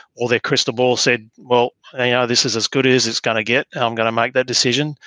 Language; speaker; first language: English; native; English